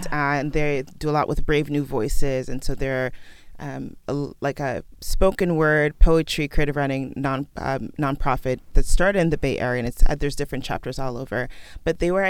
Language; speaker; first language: English; early bilingual, other home language; Krio